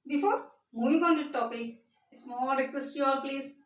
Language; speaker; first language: English; non-native, local second language; Telugu